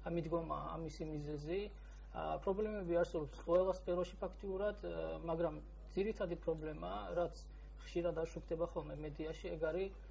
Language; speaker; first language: Georgian; non-native, local second language; Azerbaijani